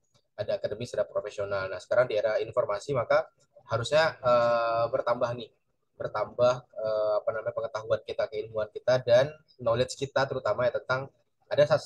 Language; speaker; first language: Indonesian; native; Indonesian